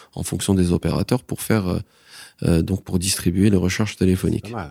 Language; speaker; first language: French; non-native, local second language; Arabic